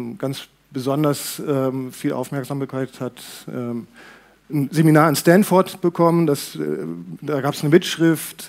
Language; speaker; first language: German; native; German